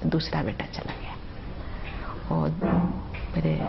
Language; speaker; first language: Hindi; non-native, local second language; Santali